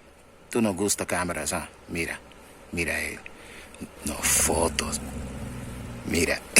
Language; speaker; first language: Spanish; non-native, learner; English